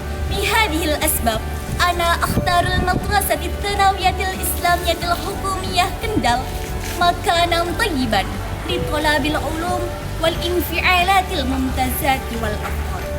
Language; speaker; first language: Arabic; non-native, learner; Indonesian